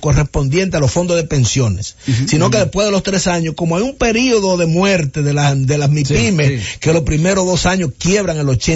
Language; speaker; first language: Spanish; native; Spanish